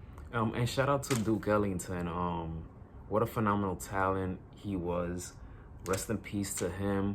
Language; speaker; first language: English; native; English